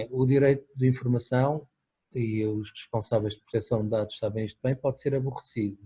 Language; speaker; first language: Portuguese; native; Portuguese